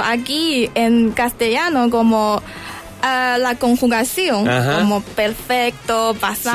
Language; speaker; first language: Spanish; non-native, learner; Chinese